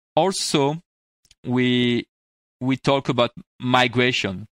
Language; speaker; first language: English; non-native, fluent; French